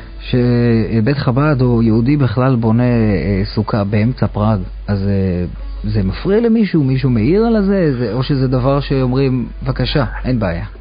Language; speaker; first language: Hebrew; native; Hebrew